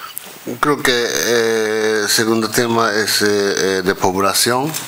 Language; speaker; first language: Spanish; non-native, fluent; Japanese